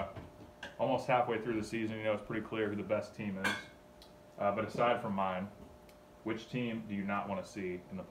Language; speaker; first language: English; native; English